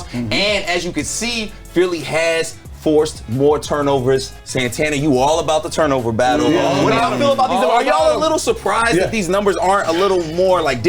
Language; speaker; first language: English; native; English